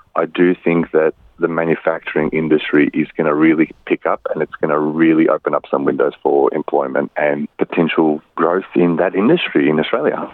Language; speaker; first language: English; early bilingual, other home language; Macedonian